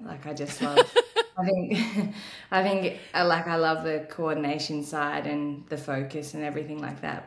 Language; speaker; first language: English; native; English